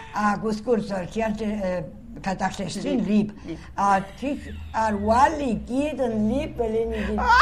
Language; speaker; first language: Welsh; early bilingual, heritage; Welsh